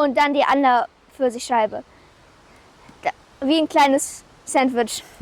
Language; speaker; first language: German; native; German